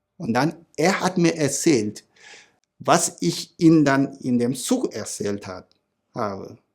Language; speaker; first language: German; non-native, fluent; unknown